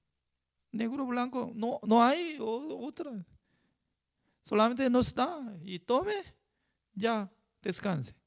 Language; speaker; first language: Spanish; non-native, fluent; Korean